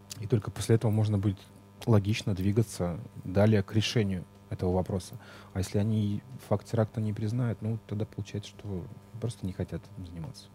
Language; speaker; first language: Russian; native; Russian